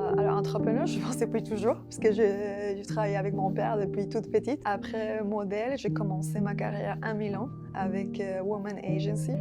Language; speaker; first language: French; non-native, fluent; Spanish